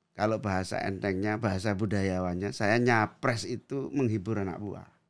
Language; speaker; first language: Indonesian; native; Indonesian